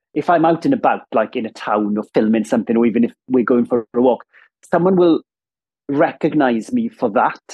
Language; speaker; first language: English; non-native, local second language; Welsh